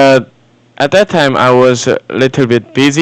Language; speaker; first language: English; non-native, fluent; Korean